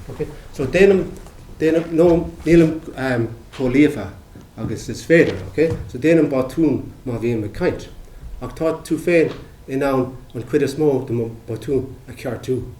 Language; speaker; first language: Irish; non-native, local second language; English